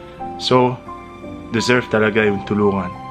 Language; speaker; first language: Filipino; non-native, learner; Arabic